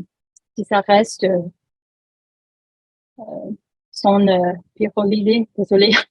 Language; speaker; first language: French; non-native, learner; English